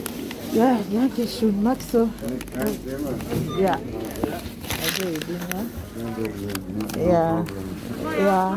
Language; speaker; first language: German; non-native, learner; Lingala